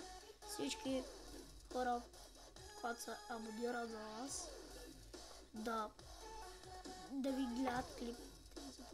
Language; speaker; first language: Bulgarian; non-native, local second language; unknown